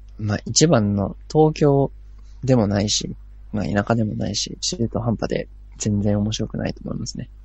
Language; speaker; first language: Japanese; native; Japanese